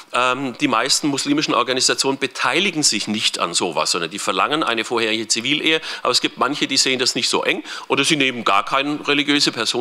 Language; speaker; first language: German; native; German